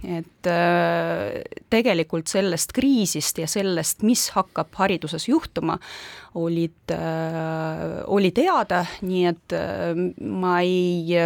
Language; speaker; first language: Estonian; non-native, local second language; Russian